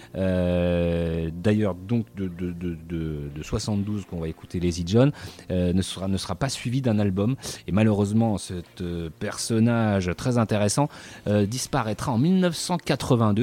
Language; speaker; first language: French; native; French